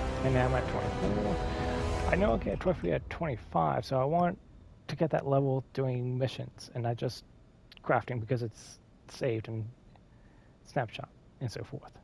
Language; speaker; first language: English; native; English